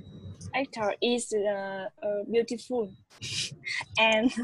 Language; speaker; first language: English; non-native, learner; Vietnamese